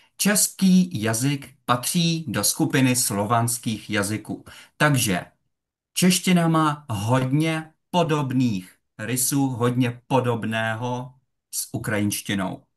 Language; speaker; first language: Czech; non-native, fluent; Russian